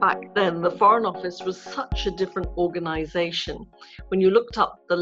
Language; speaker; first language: English; native; English